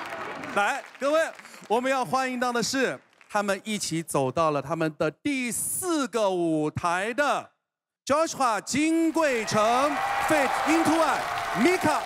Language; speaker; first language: Chinese; native; Chinese